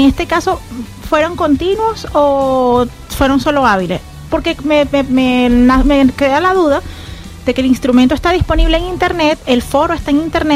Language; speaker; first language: Spanish; native; Spanish